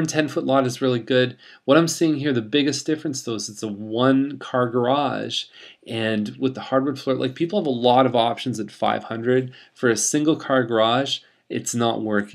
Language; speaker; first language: English; native; English